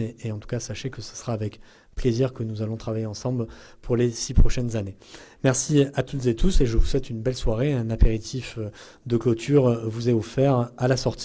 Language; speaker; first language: French; native; French